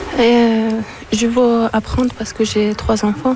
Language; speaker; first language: French; non-native, learner; Persian